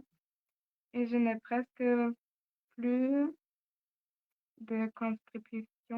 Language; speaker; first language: French; non-native, learner; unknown